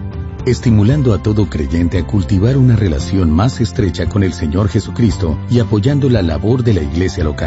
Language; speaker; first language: Spanish; native; Spanish